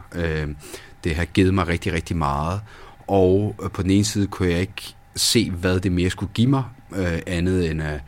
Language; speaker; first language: Danish; early bilingual, other home language; Italian